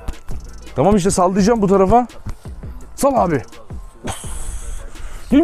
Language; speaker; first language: Turkish; native; Turkish